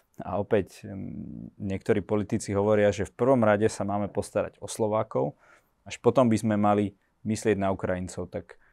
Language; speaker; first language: Slovak; native; Slovak